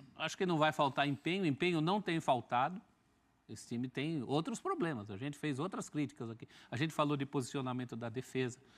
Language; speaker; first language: Portuguese; native; Portuguese